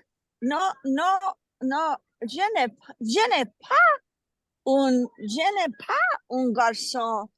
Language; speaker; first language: French; non-native, learner; English